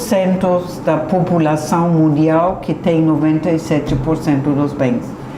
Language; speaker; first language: Portuguese; non-native, fluent; German